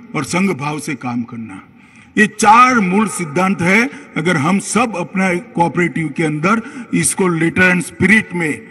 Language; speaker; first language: Hindi; non-native, local second language; Gujarati